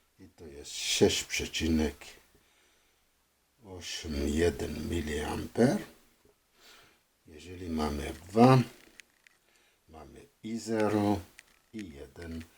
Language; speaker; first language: Polish; non-native, fluent; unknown